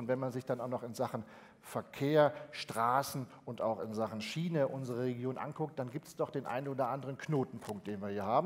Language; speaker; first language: German; native; German